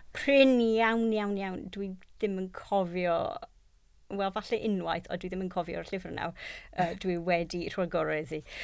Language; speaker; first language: Welsh; non-native, local second language; English